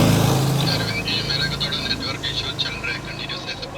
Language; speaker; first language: Hindi; non-native, local second language; Malayalam